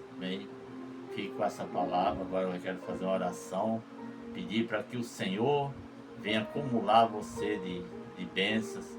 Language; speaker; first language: Portuguese; native; Portuguese